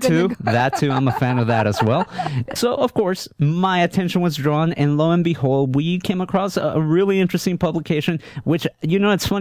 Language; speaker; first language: English; native; English